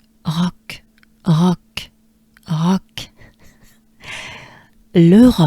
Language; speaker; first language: French; native; French